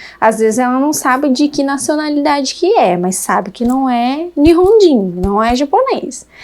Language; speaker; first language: Portuguese; native; Portuguese